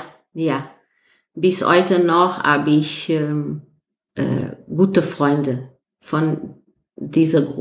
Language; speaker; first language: German; non-native, fluent; Portuguese